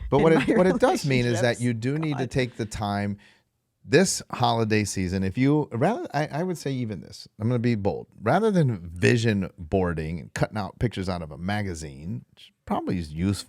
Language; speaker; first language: English; native; English